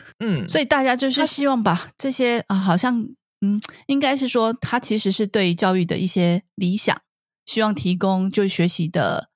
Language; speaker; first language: Chinese; native; Chinese